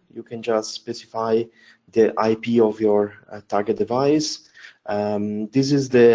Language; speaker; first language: English; non-native, fluent; Italian